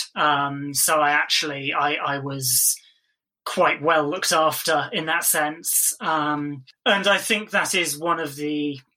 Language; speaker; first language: English; native; English